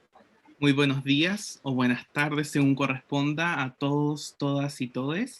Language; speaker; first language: Spanish; native; Spanish